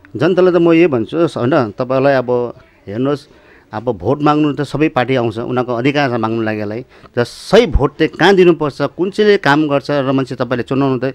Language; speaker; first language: Nepali; native; Nepali